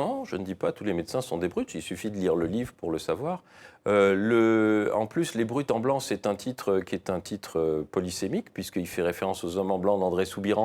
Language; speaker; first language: French; native; French